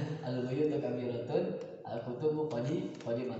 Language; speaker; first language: Arabic; non-native, fluent; Indonesian